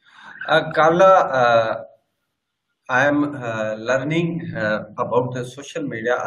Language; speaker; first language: English; non-native, learner; Sindhi